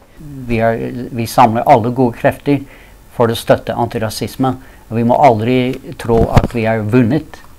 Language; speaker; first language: Norwegian; non-native, fluent; English